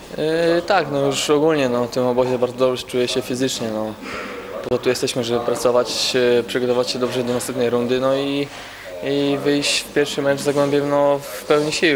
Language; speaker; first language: Polish; native; Polish